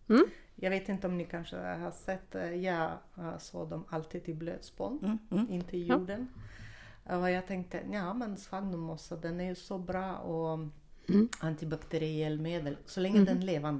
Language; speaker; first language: Swedish; non-native, fluent; Russian